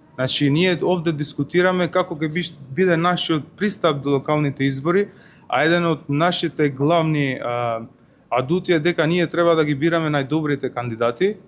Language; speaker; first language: Macedonian; non-native, local second language; Albanian